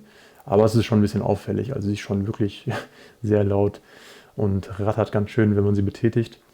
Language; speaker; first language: German; native; German